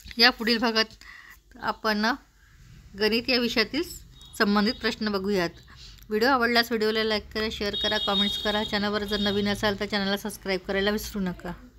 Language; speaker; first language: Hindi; non-native, local second language; Marathi